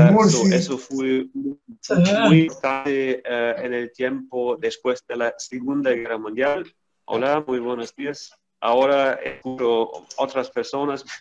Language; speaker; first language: Spanish; non-native, fluent; German